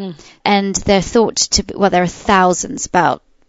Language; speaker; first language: English; native; English